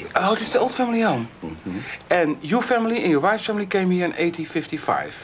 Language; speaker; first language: English; non-native, learner; Dutch